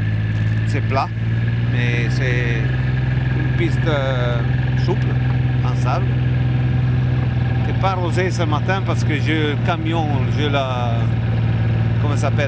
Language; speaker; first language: French; non-native, fluent; Italian